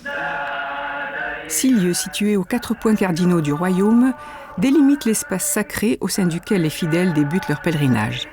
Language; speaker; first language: French; native; French